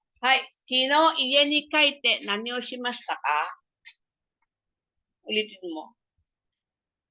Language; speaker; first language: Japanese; non-native, fluent; Filipino